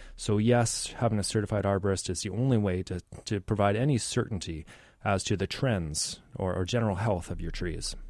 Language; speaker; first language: English; native; English